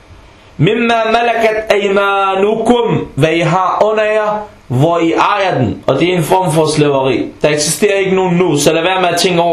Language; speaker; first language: Danish; non-native, local second language; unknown